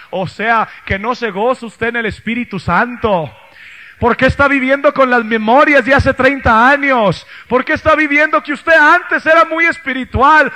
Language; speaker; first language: Spanish; early bilingual, heritage; Spanish